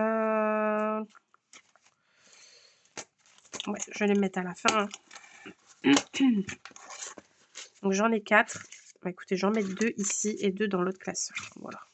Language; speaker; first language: French; native; French